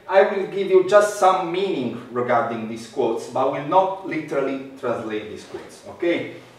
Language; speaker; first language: English; non-native, fluent; Italian